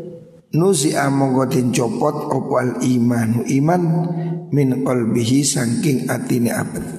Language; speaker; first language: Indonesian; non-native, local second language; Javanese